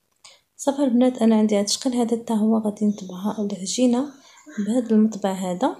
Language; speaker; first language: Arabic; native; Arabic